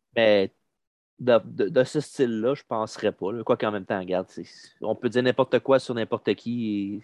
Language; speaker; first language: French; native; French